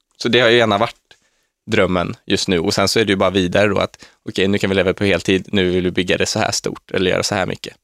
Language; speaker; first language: Swedish; native; Swedish